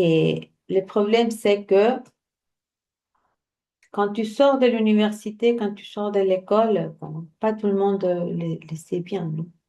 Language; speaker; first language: French; non-native, fluent; Spanish